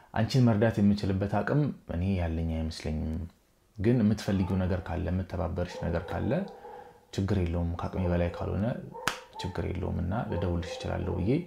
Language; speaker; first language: Amharic; native; Amharic